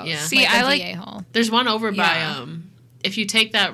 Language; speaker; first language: English; native; English